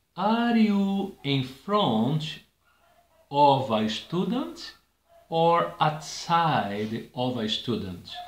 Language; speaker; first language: English; non-native, fluent; Portuguese